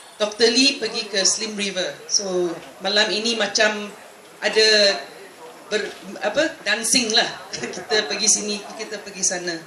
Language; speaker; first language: Malay; non-native, local second language; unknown